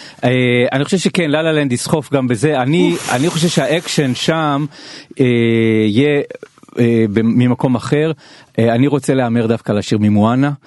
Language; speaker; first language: Hebrew; native; Hebrew